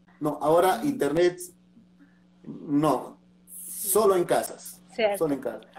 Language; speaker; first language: Portuguese; non-native, learner; Spanish